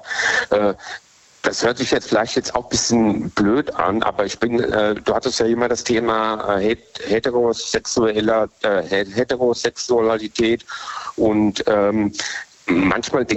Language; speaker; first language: German; native; German